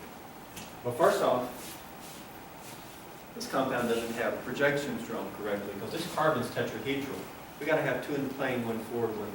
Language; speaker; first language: English; native; English